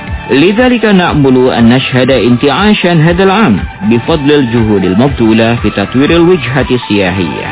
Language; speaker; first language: Arabic; non-native, fluent; Indonesian